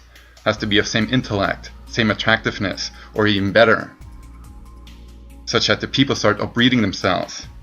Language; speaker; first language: English; non-native, fluent; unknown